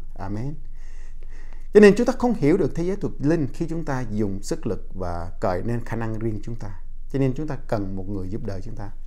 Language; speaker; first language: Vietnamese; non-native, local second language; Jarai